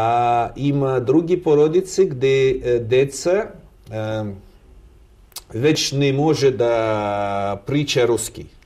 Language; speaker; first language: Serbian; non-native, learner; Russian